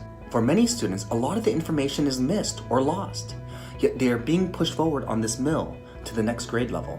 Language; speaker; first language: English; native; English